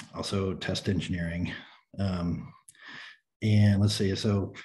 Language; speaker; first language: English; native; English